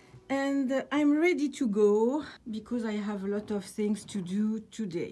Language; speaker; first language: English; non-native, fluent; French